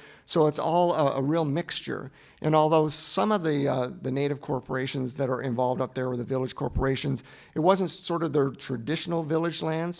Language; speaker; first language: English; native; English